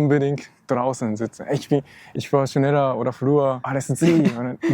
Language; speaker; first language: German; non-native, learner; Japanese